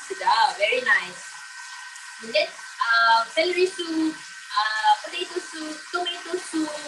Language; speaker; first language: English; non-native, local second language; Malay